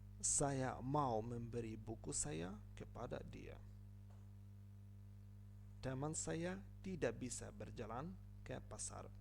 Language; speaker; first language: Indonesian; non-native, learner; Ukrainian